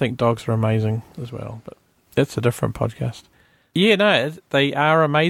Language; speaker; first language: English; native; English